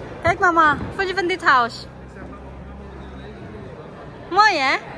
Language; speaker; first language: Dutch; non-native, learner; Filipino